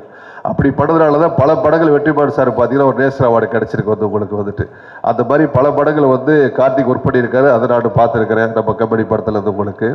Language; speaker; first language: Tamil; native; Tamil